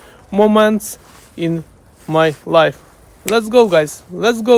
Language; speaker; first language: English; non-native, learner; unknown